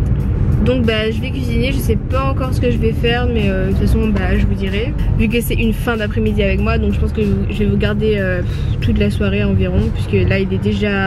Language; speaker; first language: French; native; French